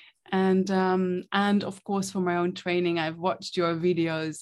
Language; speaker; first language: English; non-native, fluent; Dutch